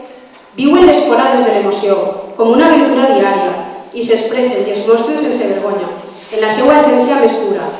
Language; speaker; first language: Catalan; native; Catalan